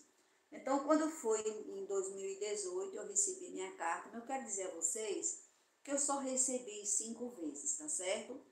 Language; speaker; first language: Portuguese; native; Portuguese